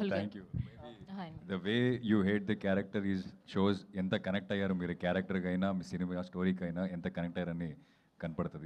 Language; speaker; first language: Telugu; non-native, fluent; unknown